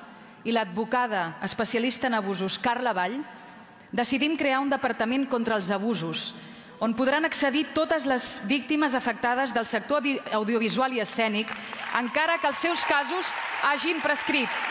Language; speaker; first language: Catalan; native; Catalan